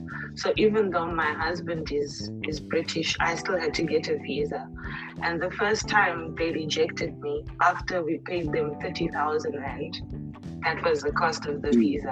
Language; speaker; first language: English; native; English